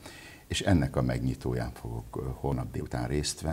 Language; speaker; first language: Hungarian; native; Hungarian